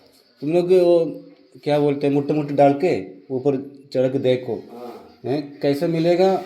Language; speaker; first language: Hindi; non-native, local second language; Malayalam